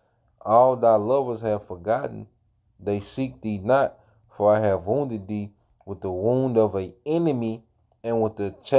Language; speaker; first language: English; native; English